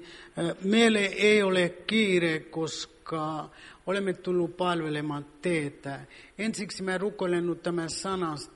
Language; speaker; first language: Finnish; non-native, fluent; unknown